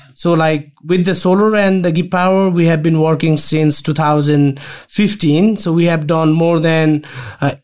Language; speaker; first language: English; non-native, local second language; Nepali